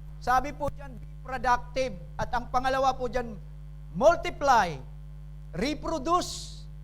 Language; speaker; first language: Filipino; non-native, local second language; Cebuano